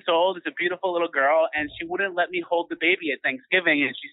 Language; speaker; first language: English; native; English